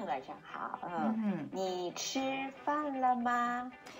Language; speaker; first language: Chinese; non-native, fluent; Japanese